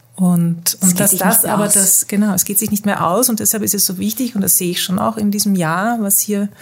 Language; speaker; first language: German; early bilingual, heritage; Dutch